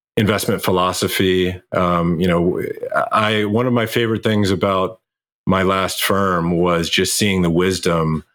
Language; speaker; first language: English; native; English